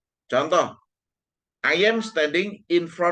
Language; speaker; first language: English; non-native, fluent; Indonesian